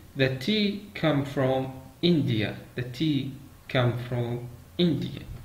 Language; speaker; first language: English; non-native, fluent; Arabic